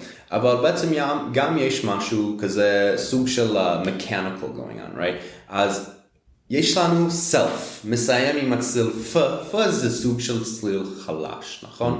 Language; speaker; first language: Hebrew; non-native, fluent; English